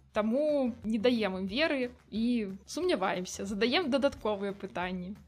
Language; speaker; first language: Belarusian; non-native, local second language; Russian